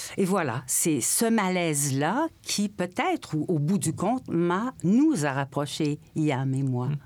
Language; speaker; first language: French; native; French